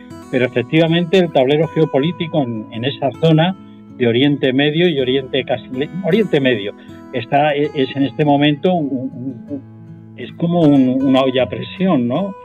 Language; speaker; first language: Spanish; native; Spanish